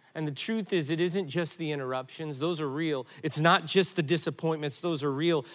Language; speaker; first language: English; native; English